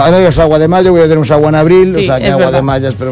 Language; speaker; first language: Spanish; native; Spanish